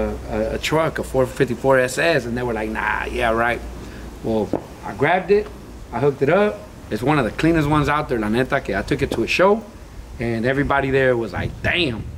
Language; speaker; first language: English; early bilingual, other home language; Spanish